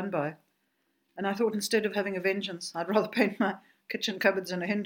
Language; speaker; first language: English; native; English